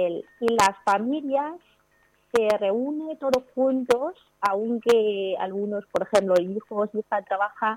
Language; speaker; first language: Spanish; non-native, learner; Chinese